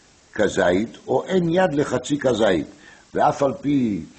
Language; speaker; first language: Hebrew; non-native, fluent; French